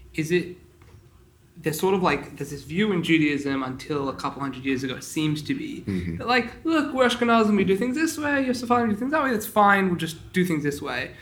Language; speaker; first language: English; native; English